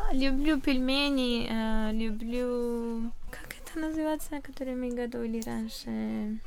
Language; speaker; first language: Russian; non-native, fluent; Spanish